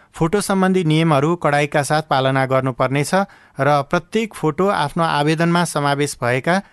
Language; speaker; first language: Nepali; native; Nepali